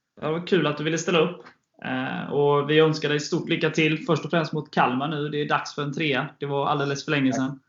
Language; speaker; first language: Swedish; native; Swedish